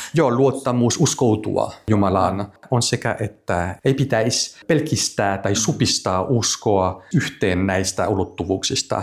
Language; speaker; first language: Finnish; non-native, fluent; French